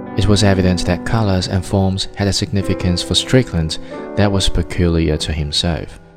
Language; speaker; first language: English; non-native, fluent; Chinese